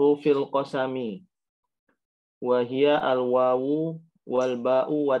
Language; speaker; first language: Arabic; non-native, learner; Indonesian